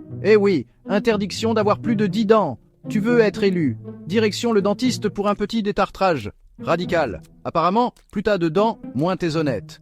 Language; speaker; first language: French; native; French